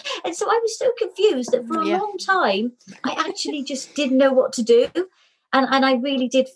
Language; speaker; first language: English; native; English